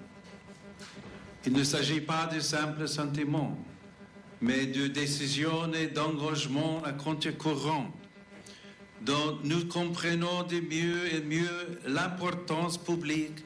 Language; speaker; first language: French; non-native, fluent; English